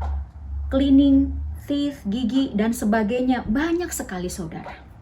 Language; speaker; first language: Indonesian; native; Indonesian